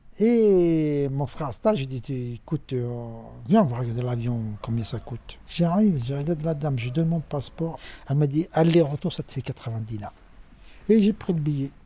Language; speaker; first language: French; non-native, learner; Arabic